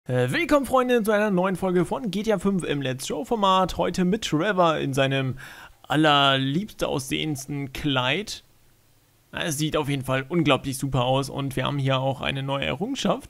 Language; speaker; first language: German; native; German